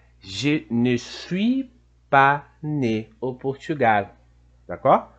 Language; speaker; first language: French; non-native, fluent; Portuguese